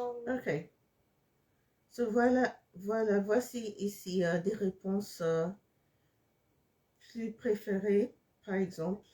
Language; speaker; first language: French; non-native, fluent; English